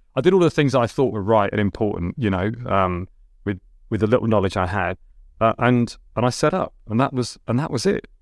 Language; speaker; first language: English; early bilingual, other home language; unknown